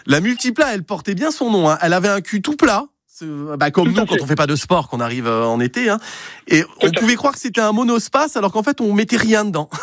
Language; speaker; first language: French; native; French